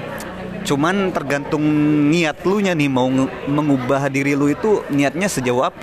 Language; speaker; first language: Indonesian; native; Indonesian